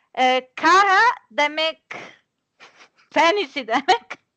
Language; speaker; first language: Turkish; non-native, learner; Serbian